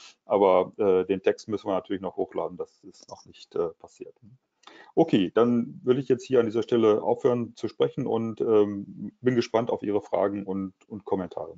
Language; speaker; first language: German; native; German